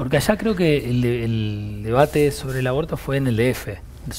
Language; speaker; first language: Spanish; native; Spanish